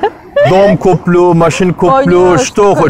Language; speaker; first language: Russian; non-native, learner; Turkish